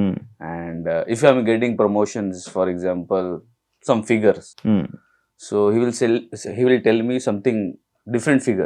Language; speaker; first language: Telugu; non-native, learner; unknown